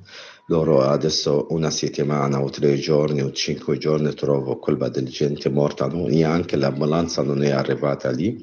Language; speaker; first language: Italian; non-native, learner; Arabic